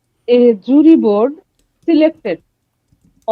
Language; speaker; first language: English; non-native, learner; Bangla